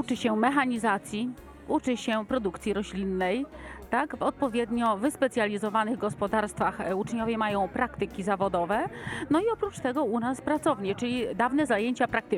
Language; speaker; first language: Polish; native; Polish